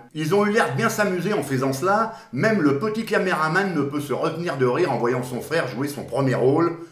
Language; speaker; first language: French; native; French